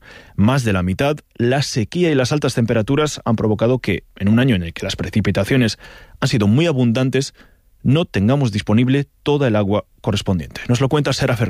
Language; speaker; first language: Spanish; native; Spanish